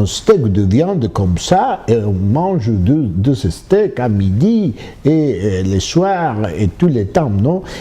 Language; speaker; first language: French; non-native, fluent; Spanish